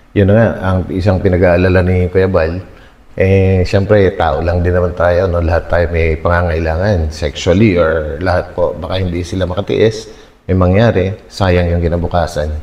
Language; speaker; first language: Filipino; non-native, local second language; Iloko